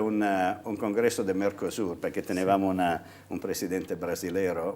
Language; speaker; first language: Spanish; non-native, fluent; Italian